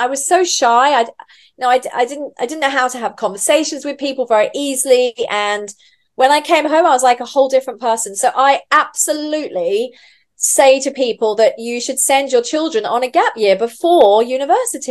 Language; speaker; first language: English; native; English